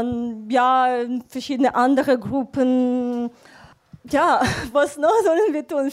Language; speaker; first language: German; non-native, fluent; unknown